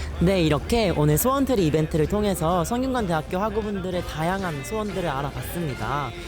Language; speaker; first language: Korean; native; Korean